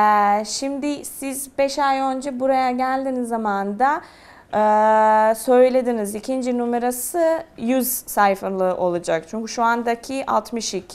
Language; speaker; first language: Turkish; non-native, fluent; Serbian